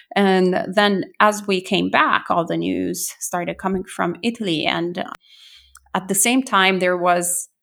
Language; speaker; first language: English; non-native, fluent; Italian